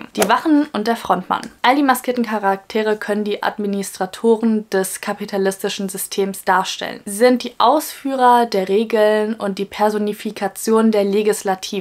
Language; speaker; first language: German; native; German